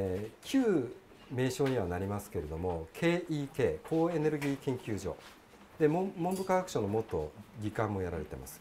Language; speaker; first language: Japanese; native; Japanese